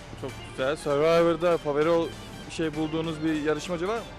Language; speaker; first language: Turkish; native; Turkish